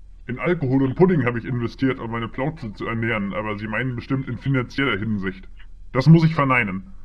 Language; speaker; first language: German; native; German